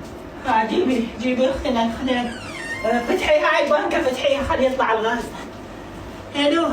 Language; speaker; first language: Arabic; native; Arabic